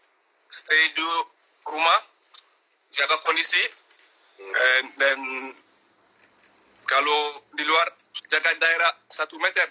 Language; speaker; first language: Indonesian; non-native, learner; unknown